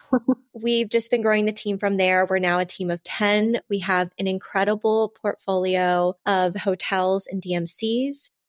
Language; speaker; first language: English; native; English